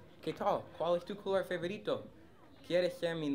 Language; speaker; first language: Spanish; non-native, learner; English